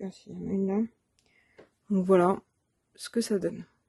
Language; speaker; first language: French; native; French